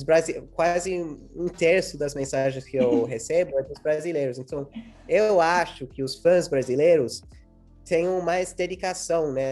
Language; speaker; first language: Portuguese; early bilingual, heritage; English